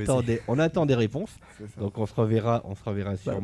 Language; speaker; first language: French; native; French